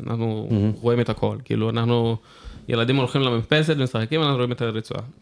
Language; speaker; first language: Hebrew; non-native, fluent; Portuguese